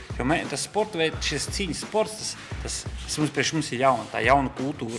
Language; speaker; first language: Latvian; native; Latvian